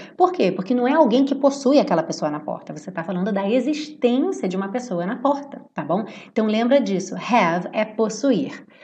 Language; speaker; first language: Portuguese; native; Portuguese